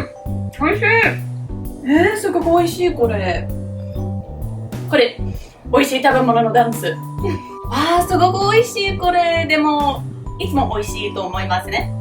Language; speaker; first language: Japanese; non-native, learner; English